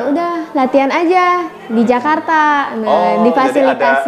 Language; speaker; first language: Indonesian; native; Indonesian